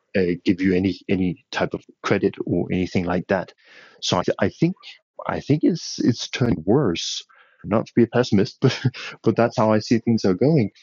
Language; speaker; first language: English; non-native, fluent; Danish